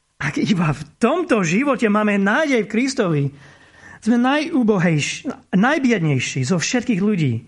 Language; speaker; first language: Slovak; non-native, fluent; English